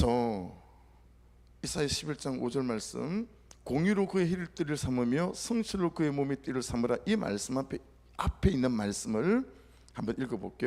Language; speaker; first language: Korean; native; Korean